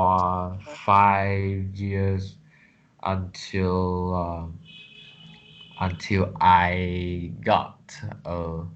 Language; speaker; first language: English; non-native, learner; Vietnamese